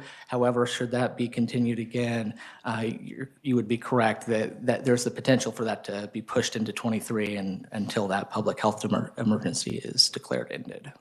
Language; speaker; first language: English; native; English